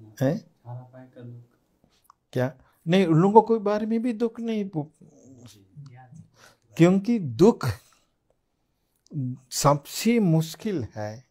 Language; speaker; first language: Hindi; non-native, fluent; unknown